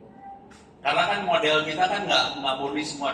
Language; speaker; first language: Indonesian; native; Indonesian